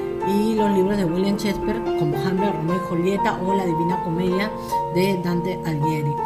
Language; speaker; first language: Spanish; native; Spanish